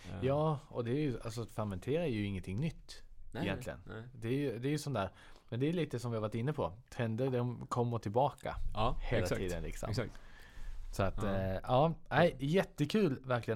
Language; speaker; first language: Swedish; native; Swedish